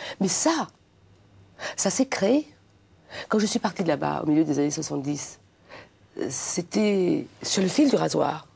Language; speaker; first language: French; non-native, local second language; Réunion Creole French